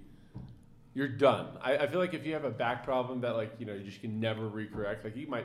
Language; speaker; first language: English; native; English